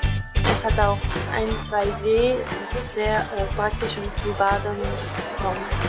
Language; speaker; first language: German; non-native, local second language; French